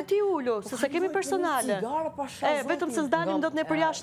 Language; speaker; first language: Albanian; native; Albanian